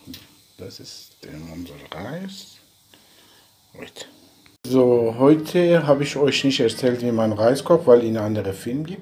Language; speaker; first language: German; non-native, fluent; Persian